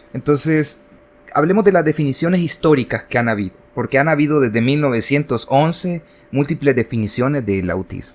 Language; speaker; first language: Spanish; native; Spanish